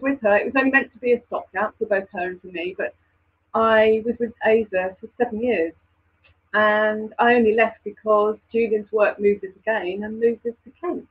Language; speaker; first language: English; native; English